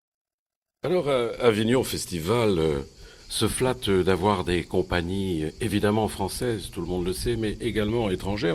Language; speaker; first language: French; native; French